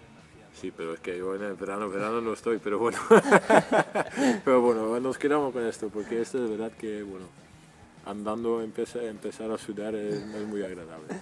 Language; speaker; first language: Spanish; non-native, fluent; Dutch